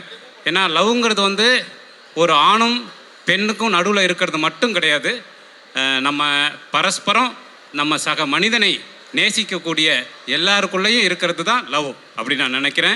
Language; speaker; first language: Tamil; native; Tamil